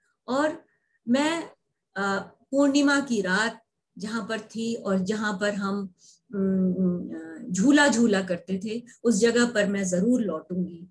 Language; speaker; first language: Hindi; native; Hindi